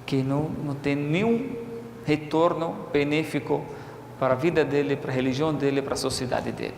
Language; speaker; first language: Portuguese; non-native, fluent; Arabic